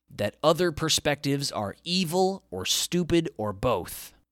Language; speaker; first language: English; native; English